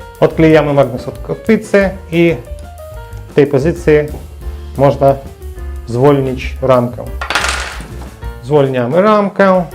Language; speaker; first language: Polish; non-native, learner; Ukrainian